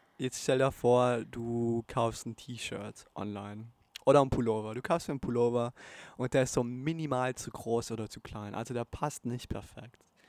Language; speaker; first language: German; native; German